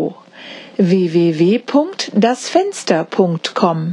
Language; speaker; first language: German; native; German